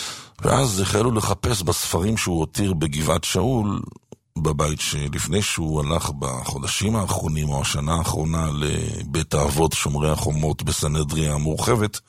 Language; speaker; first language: Hebrew; native; Hebrew